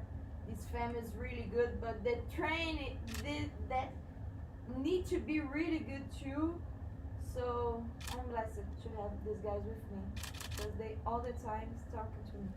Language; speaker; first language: English; non-native, learner; Portuguese